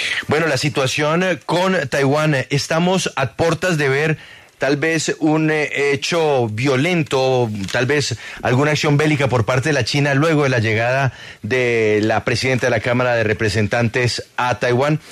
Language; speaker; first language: Spanish; native; Spanish